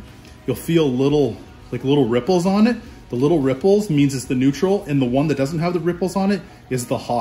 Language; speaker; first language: English; native; English